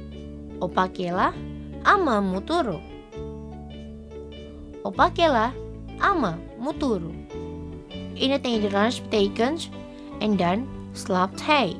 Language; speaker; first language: Dutch; non-native, learner; Indonesian